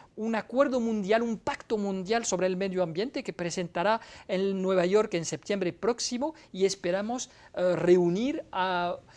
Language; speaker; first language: Spanish; non-native, fluent; French